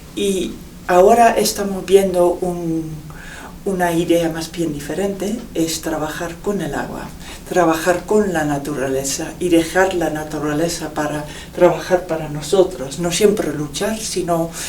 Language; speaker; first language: Spanish; non-native, fluent; Dutch